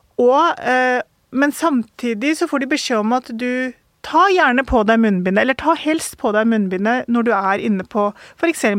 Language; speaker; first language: Norwegian; early bilingual, other home language; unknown